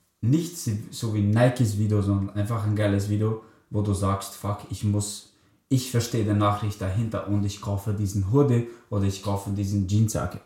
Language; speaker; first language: German; early bilingual, other home language; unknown